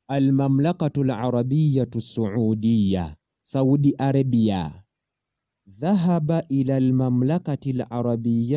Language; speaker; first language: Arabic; non-native, fluent; Ganda